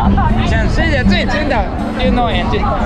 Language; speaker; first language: Chinese; non-native, learner; Japanese